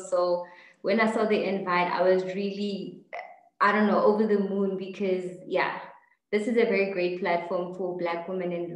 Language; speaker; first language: English; non-native, local second language; Tswana